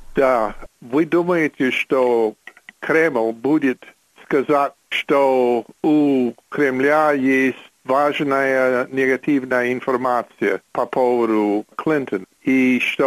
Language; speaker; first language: Russian; non-native, fluent; English